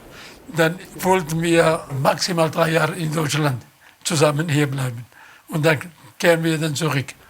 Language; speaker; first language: German; non-native, fluent; Arabic